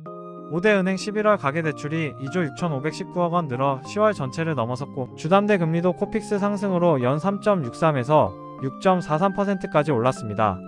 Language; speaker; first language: Korean; native; Korean